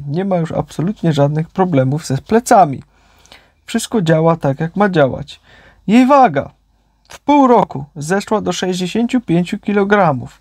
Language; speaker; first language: Polish; native; Polish